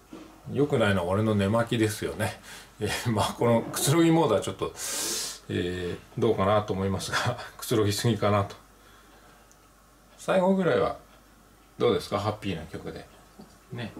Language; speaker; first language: Japanese; native; Japanese